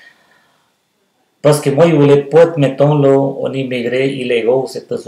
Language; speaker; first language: French; non-native, fluent; Spanish